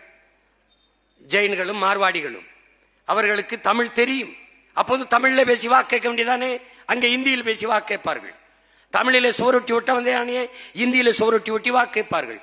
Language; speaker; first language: Tamil; native; Tamil